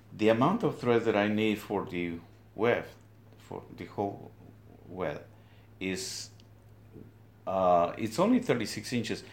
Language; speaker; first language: English; non-native, fluent; Spanish